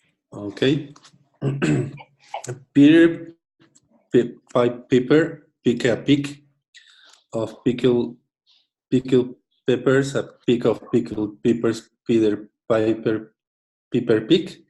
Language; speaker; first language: English; non-native, learner; Spanish